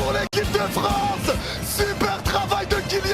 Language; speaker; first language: French; native; French